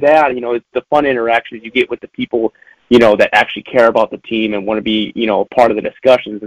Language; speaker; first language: English; native; English